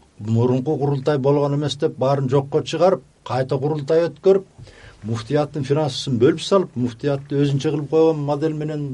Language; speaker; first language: Kyrgyz; native; Kyrgyz